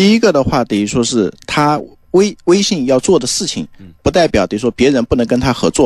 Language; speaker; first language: Chinese; native; Chinese